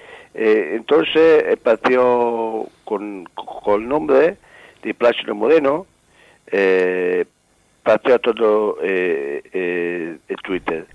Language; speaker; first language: Spanish; non-native, learner; Italian